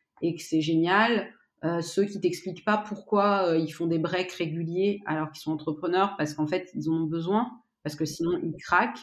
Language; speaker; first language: French; native; French